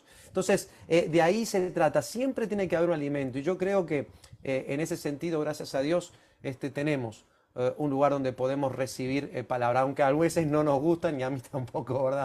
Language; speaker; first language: Spanish; native; Spanish